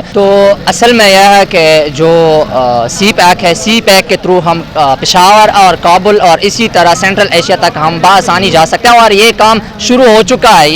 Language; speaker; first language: Hindi; non-native, local second language; Pashto